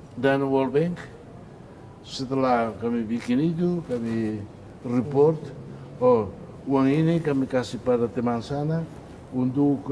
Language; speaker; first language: Indonesian; non-native, fluent; Tetum